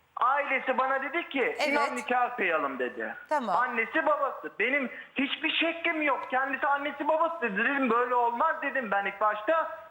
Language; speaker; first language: Turkish; native; Turkish